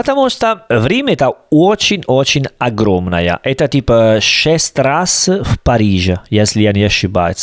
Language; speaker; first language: Russian; non-native, learner; Italian